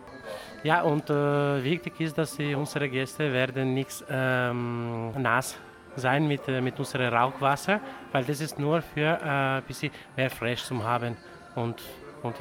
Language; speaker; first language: German; non-native, learner; Italian